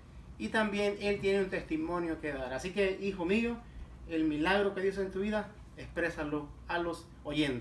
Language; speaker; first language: Spanish; native; Spanish